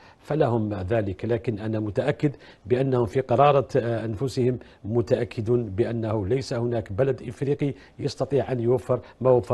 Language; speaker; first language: Arabic; native; Arabic